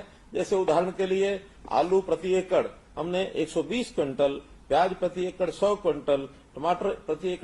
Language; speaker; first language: Hindi; native; Hindi